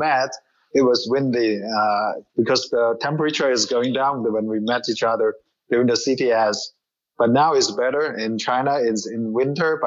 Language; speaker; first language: English; non-native, learner; Chinese